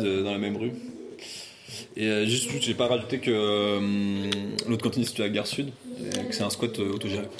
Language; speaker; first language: French; native; French